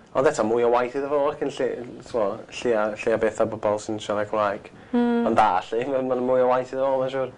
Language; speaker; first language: Welsh; non-native, local second language; English